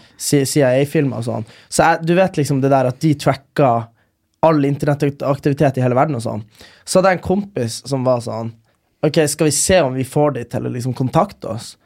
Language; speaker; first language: Norwegian; native; Norwegian